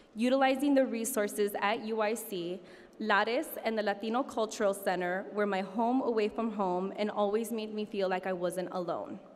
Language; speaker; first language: English; early bilingual, other home language; Spanish